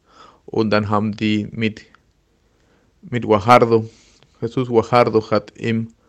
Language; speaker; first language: German; non-native, learner; Spanish